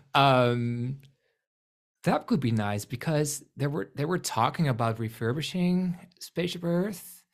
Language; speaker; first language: English; non-native, fluent; Dutch